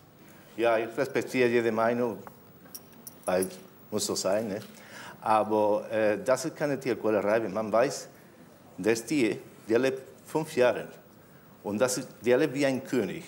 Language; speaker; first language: German; non-native, fluent; Spanish